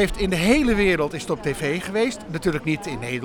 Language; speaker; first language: Dutch; native; Dutch